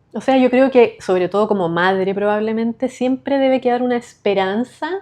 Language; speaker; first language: Spanish; native; Spanish